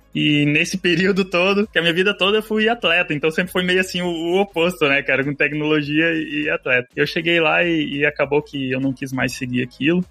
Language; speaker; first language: Portuguese; native; Portuguese